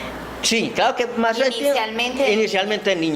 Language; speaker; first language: Spanish; native; Spanish